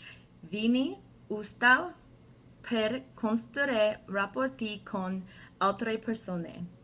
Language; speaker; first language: Italian; non-native, learner; English